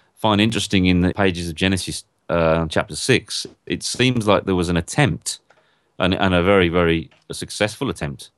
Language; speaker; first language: English; native; English